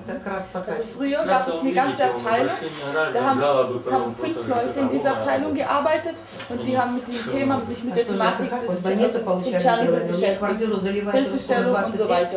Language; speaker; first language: German; non-native, fluent; Russian